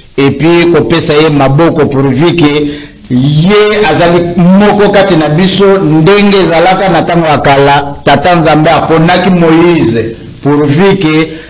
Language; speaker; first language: Lingala; non-native, local second language; Luba-Lulua